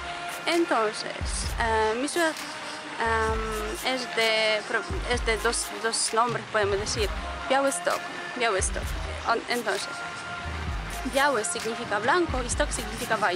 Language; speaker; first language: Spanish; non-native, fluent; Polish